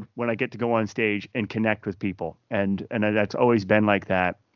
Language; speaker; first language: English; native; English